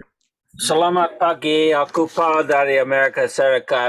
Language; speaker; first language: Indonesian; non-native, learner; English